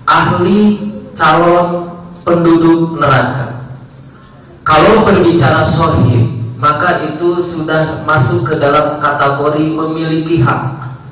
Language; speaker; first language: Indonesian; native; Indonesian